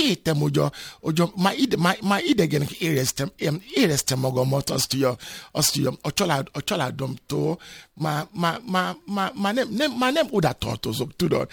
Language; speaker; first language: Hungarian; non-native, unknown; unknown